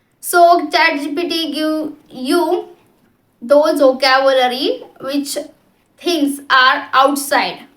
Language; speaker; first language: English; non-native, local second language; Hindi